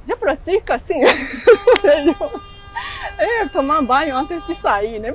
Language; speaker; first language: Portuguese; non-native, fluent; Japanese